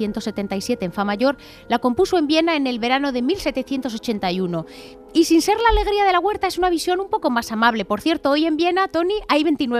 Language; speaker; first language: Spanish; native; Spanish